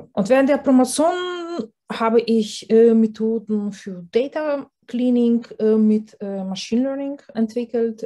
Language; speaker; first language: German; non-native, fluent; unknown